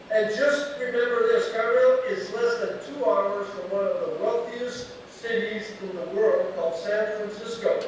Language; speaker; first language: English; native; English